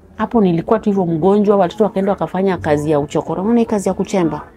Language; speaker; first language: Swahili; non-native, local second language; Luo (Kenya and Tanzania)